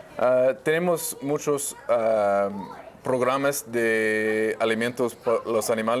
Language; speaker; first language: Spanish; non-native, learner; English